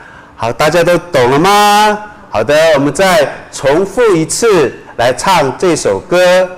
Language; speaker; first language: Chinese; non-native, local second language; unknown